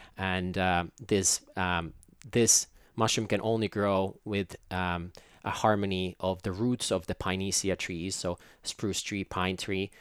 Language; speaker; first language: English; non-native, fluent; Finnish